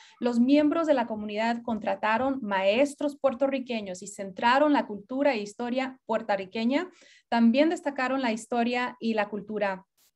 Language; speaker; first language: Spanish; early bilingual, heritage; Spanish